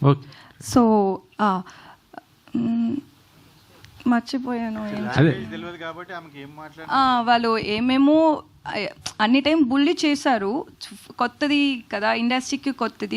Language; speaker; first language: Telugu; non-native, learner; Tamil